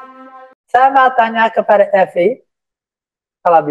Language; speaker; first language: Indonesian; non-native, fluent; English